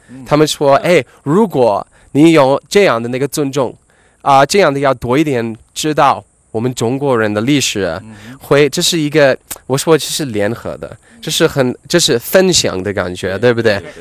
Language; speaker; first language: Chinese; non-native, fluent; English